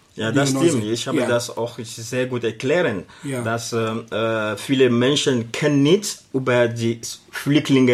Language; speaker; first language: German; non-native, learner; Arabic